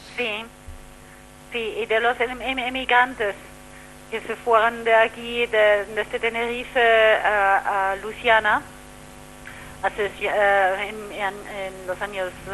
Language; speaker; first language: Spanish; non-native, fluent; German